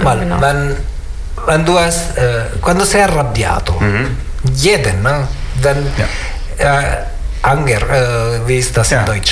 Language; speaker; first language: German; non-native, learner; Italian